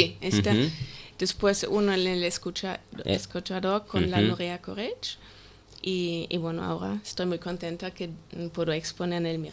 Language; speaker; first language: Spanish; non-native, fluent; German